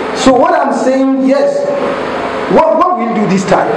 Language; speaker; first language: English; non-native, local second language; French